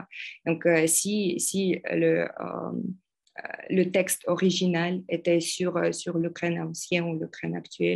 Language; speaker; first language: French; non-native, fluent; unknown